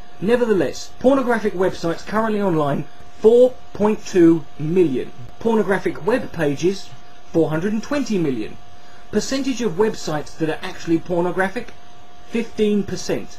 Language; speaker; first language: English; native; English